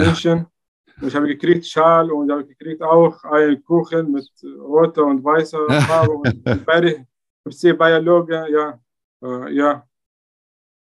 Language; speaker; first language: German; non-native, learner; Arabic